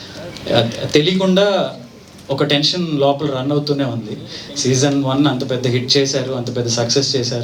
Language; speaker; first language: Telugu; native; Telugu